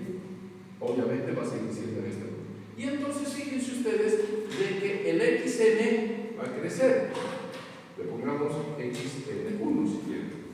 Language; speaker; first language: Spanish; native; Spanish